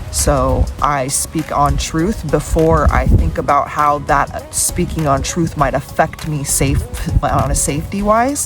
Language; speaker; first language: English; native; English